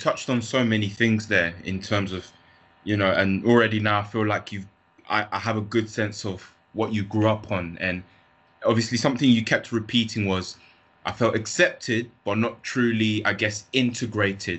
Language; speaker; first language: English; native; English